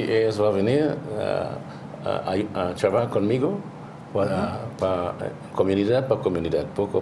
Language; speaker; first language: Spanish; non-native, learner; English